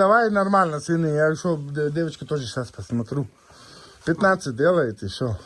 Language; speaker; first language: Russian; non-native, learner; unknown